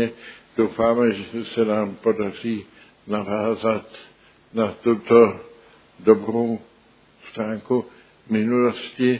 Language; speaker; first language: Czech; early bilingual, heritage; Czech